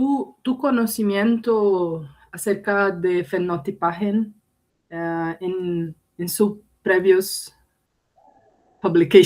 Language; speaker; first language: Spanish; non-native, learner; Portuguese